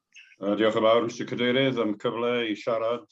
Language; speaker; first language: Welsh; native; Welsh